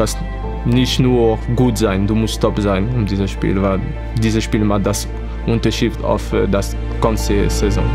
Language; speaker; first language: German; non-native, fluent; French